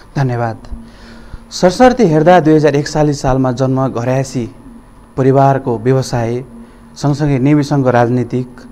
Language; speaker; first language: Nepali; native; Nepali